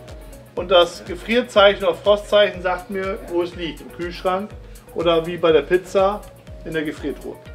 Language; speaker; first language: German; native; German